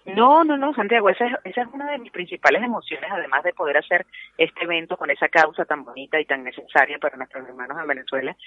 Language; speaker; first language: Spanish; native; Spanish